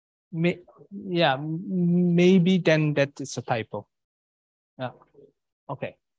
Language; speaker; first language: English; non-native, fluent; Indonesian